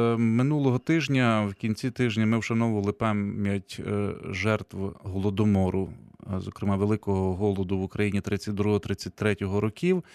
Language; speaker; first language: Ukrainian; native; Ukrainian